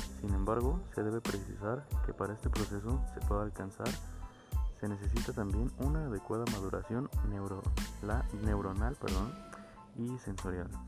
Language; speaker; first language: Spanish; native; Spanish